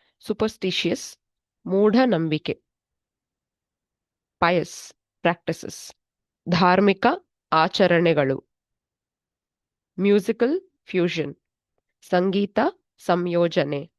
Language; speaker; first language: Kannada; native; Kannada